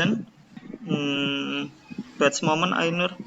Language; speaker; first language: English; non-native, learner; Indonesian